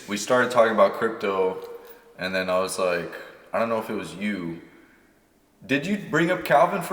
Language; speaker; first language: English; native; English